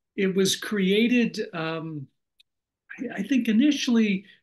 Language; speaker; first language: English; native; English